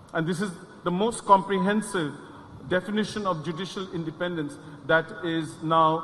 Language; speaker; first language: English; non-native, local second language; Bangla